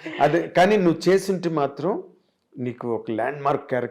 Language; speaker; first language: Telugu; native; Telugu